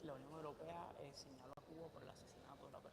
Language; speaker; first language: Spanish; native; Spanish